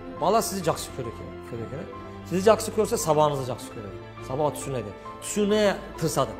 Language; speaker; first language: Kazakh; non-native, learner; Turkish